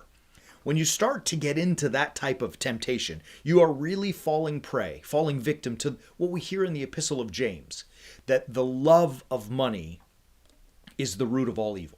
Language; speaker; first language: English; native; English